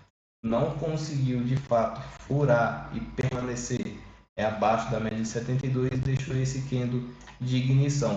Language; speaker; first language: Portuguese; native; Portuguese